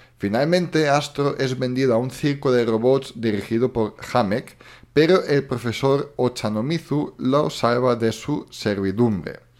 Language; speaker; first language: Spanish; early bilingual, other home language; German